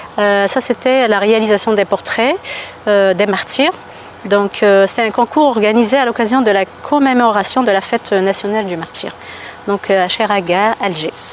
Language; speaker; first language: French; non-native, local second language; Kabyle